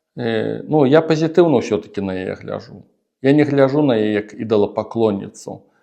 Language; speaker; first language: Belarusian; non-native, local second language; Russian